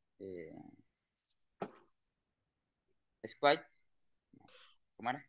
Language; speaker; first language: French; non-native, learner; Spanish